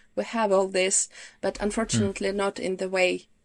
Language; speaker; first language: English; non-native, fluent; Ukrainian